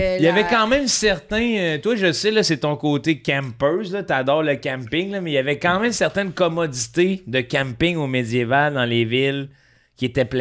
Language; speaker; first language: French; native; French